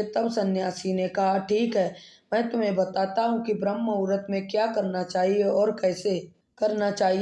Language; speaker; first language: Hindi; native; Hindi